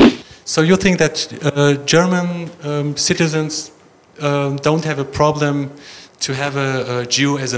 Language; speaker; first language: English; non-native, fluent; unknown